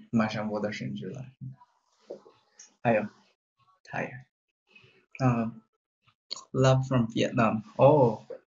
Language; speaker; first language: Chinese; non-native, learner; Japanese